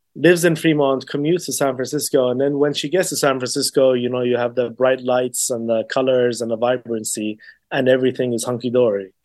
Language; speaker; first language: English; native; English